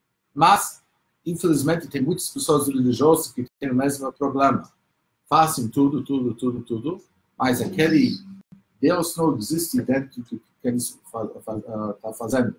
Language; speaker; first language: Portuguese; non-native, fluent; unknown